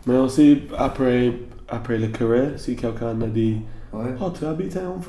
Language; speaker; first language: French; non-native, learner; English